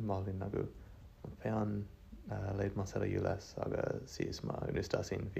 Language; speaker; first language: Estonian; non-native, learner; English